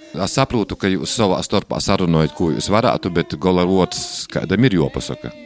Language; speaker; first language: Latvian; native; Latvian